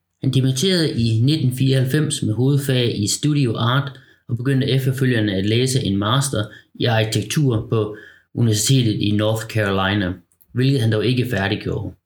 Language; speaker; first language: Danish; native; Danish